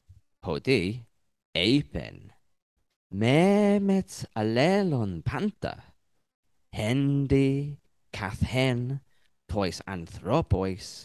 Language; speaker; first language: Greek; non-native, learner; English